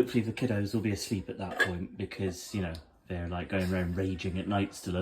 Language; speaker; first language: English; native; English